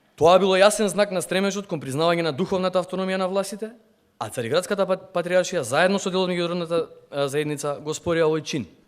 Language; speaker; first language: Macedonian; non-native, local second language; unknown